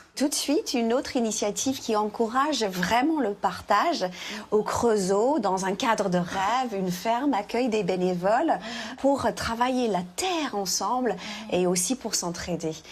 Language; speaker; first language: French; native; French